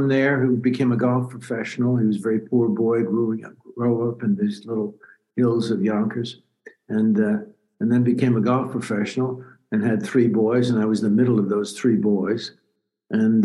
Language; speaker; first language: English; native; English